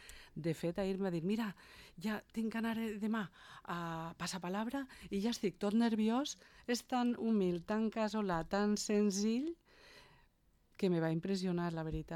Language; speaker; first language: Catalan; native; Catalan